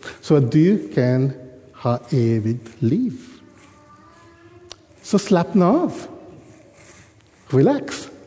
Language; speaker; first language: Swedish; non-native, fluent; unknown